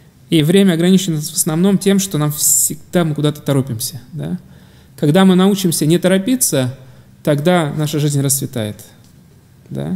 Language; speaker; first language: Russian; non-native, fluent; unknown